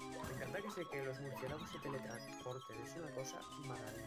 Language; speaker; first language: Spanish; native; Spanish